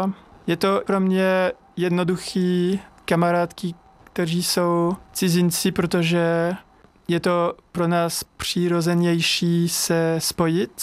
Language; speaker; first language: Czech; non-native, learner; French